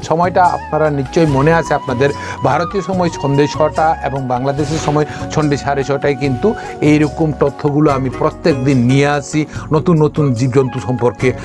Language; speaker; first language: Bangla; non-native, local second language; Kok Borok